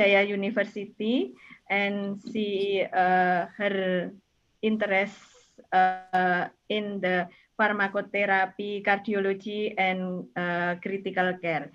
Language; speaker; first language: English; non-native, learner; Indonesian